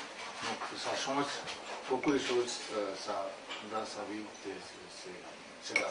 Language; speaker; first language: French; non-native, fluent; Hindi